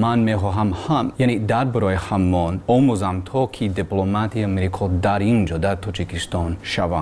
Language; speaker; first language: Tajik; non-native, learner; English